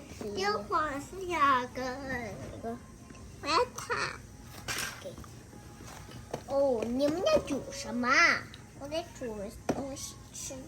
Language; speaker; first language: Chinese; early bilingual, heritage; Chinese